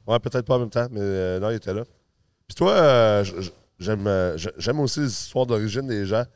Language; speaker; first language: French; early bilingual, other home language; English